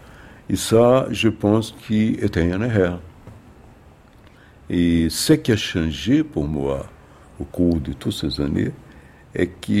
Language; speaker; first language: French; non-native, fluent; Portuguese